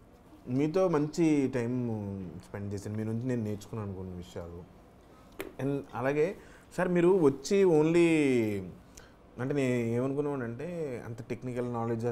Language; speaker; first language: Telugu; native; Telugu